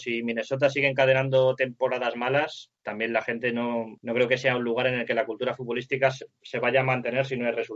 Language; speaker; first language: Spanish; native; Spanish